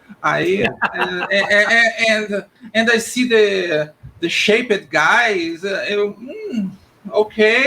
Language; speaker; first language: English; non-native, learner; Portuguese